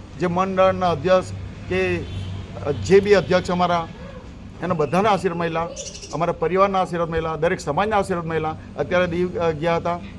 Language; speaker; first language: Gujarati; native; Gujarati